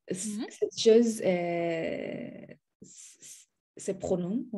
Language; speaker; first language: French; non-native, learner; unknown